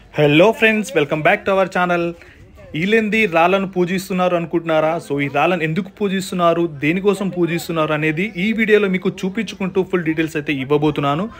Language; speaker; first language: Telugu; non-native, local second language; Lambadi